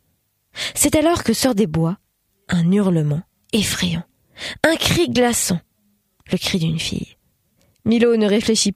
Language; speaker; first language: French; native; French